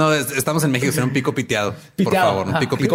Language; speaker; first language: Spanish; native; Spanish